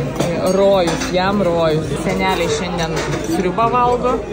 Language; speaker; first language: Lithuanian; non-native, local second language; Russian